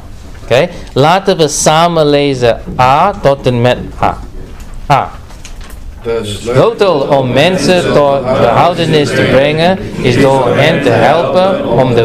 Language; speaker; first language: Dutch; non-native, fluent; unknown